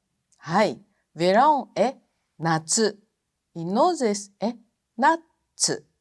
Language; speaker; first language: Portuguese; non-native, fluent; Japanese